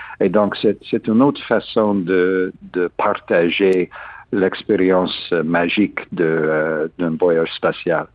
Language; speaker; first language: French; non-native, learner; English